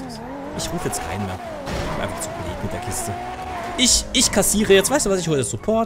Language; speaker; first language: German; native; German